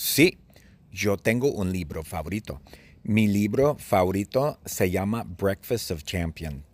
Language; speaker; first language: Spanish; non-native, fluent; English